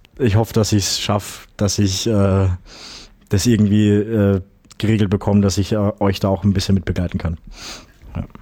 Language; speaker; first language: German; native; German